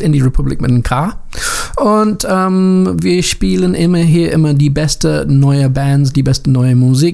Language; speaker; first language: German; non-native, learner; English